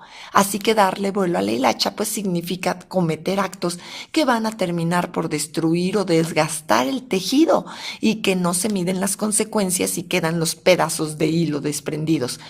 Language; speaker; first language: Spanish; native; Spanish